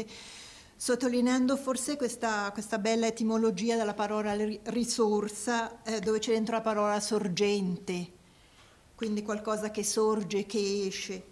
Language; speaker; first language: Italian; native; Italian